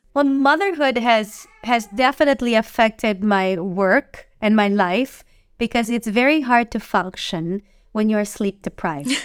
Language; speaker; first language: English; non-native, local second language; Filipino